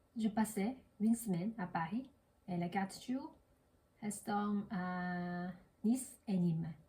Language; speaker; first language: French; non-native, learner; Korean